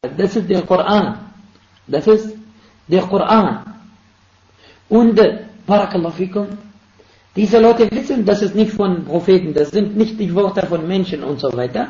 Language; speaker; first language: German; non-native, fluent; Arabic